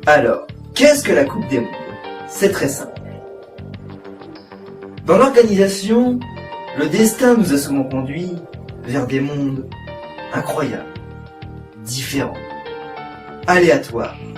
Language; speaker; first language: French; native; French